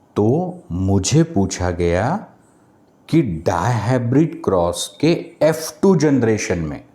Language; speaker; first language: Hindi; non-native, local second language; Marathi